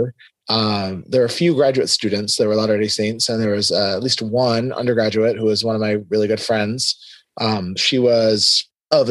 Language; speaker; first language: English; native; English